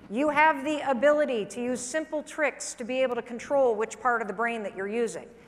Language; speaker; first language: English; native; English